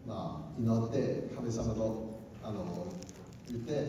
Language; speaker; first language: Japanese; non-native, learner; Cantonese